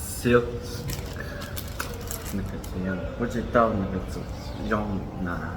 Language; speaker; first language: Chinese; non-native, learner; Mongolian